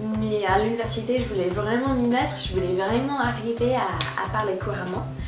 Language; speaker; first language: French; non-native, fluent; English